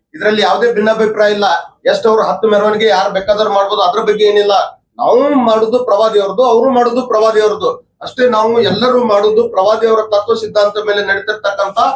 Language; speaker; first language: Kannada; non-native, local second language; Urdu